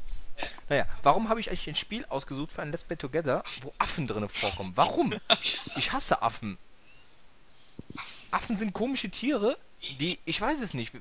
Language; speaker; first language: German; native; German